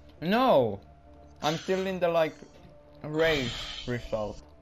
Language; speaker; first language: English; non-native, fluent; Finnish